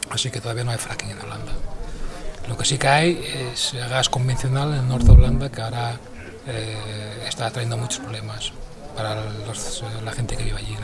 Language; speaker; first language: Spanish; non-native, fluent; Dutch